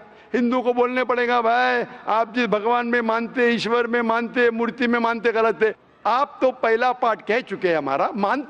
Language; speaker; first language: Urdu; non-native, local second language; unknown